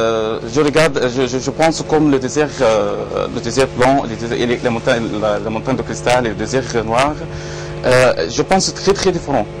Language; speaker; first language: French; non-native, learner; Arabic